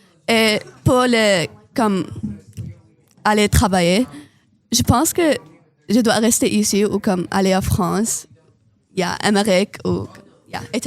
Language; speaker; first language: French; non-native, local second language; Arabic